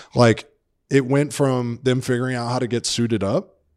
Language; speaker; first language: English; native; English